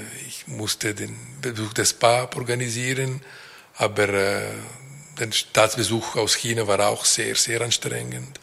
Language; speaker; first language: German; non-native, fluent; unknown